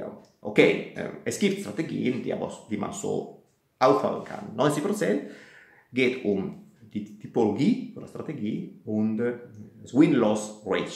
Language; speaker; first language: German; non-native, fluent; Italian